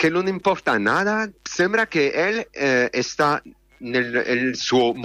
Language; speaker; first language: Spanish; non-native, learner; French